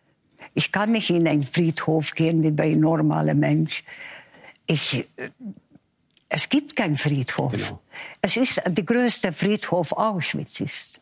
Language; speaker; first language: German; non-native, fluent; Hungarian